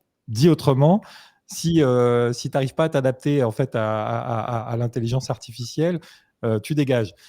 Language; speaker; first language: French; native; French